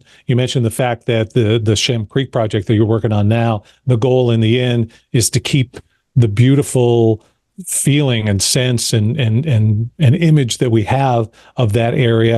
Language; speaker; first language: English; native; English